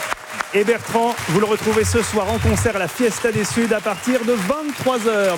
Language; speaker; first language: French; native; French